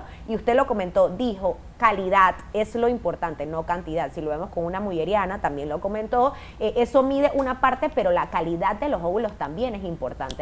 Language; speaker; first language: Spanish; native; Spanish